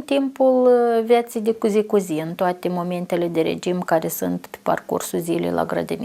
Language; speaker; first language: Romanian; native; Romanian